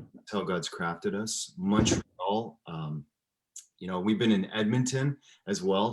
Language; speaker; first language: English; native; English